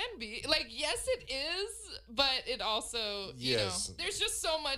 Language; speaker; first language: English; native; English